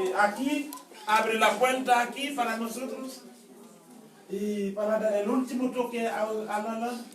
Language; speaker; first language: Spanish; non-native, learner; Haitian Creole